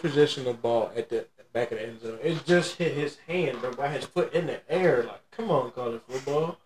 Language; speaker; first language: English; native; English